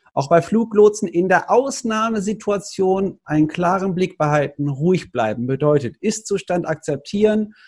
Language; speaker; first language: German; native; German